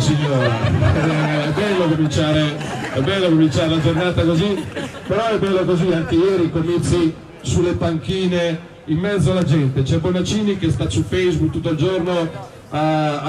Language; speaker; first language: Italian; native; Italian